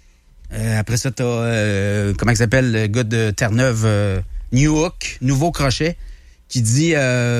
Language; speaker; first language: French; native; French